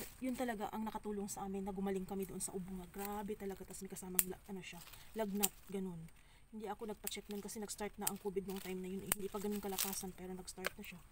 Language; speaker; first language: Filipino; non-native, local second language; Cebuano